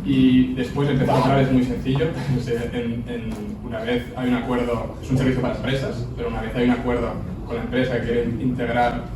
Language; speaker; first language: Spanish; native; Spanish